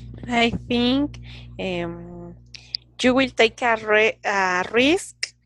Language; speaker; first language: English; non-native, learner; Spanish